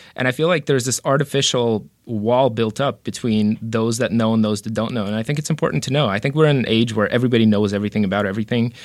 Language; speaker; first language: English; early bilingual, other home language; Russian